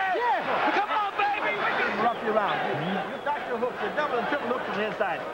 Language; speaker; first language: English; native; English